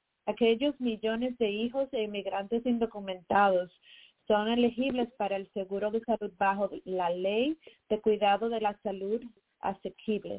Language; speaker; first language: Spanish; native; Spanish